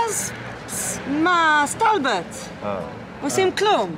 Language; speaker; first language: Hebrew; non-native, learner; English